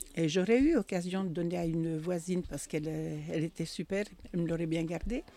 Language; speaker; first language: French; native; French